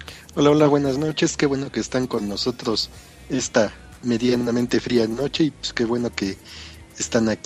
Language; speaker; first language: Spanish; native; Spanish